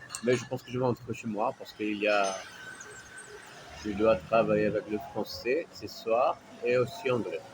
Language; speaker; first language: French; non-native, fluent; Portuguese